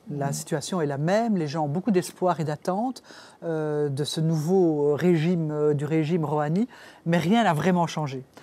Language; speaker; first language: French; native; French